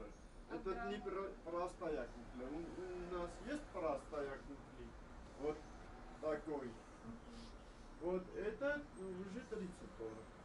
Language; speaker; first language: Russian; non-native, learner; Armenian